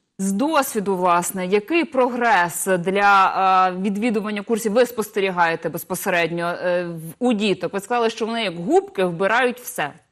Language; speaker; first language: Ukrainian; native; Ukrainian